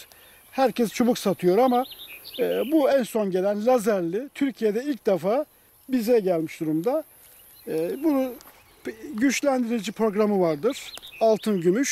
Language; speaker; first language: Turkish; native; Turkish